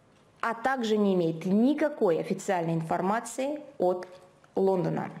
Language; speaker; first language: Russian; native; Russian